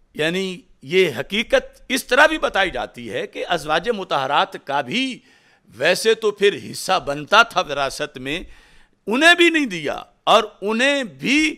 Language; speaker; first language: Urdu; non-native, local second language; Punjabi